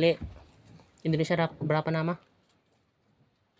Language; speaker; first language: Indonesian; non-native, learner; Filipino